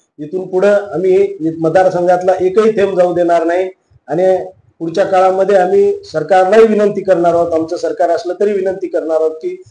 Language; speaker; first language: Marathi; native; Marathi